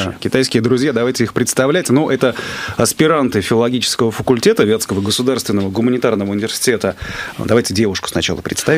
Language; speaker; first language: Russian; native; Russian